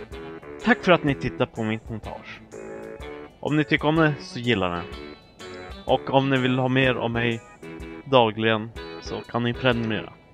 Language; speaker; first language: Swedish; native; Swedish